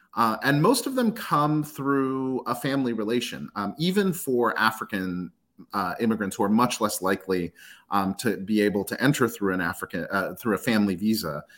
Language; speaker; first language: English; native; English